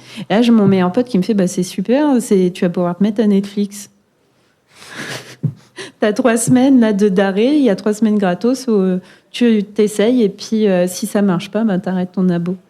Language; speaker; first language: French; native; French